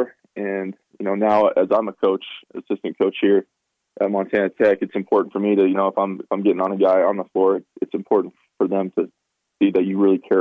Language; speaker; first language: English; native; English